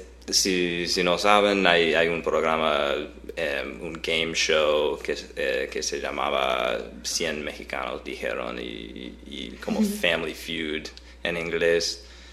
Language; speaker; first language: Spanish; non-native, fluent; English